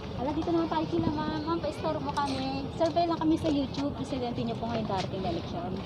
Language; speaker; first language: Filipino; non-native, local second language; Bikol